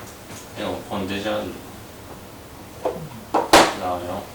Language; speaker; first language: French; non-native, fluent; Japanese